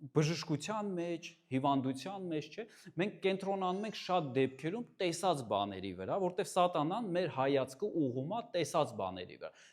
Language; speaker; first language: Armenian; native; Armenian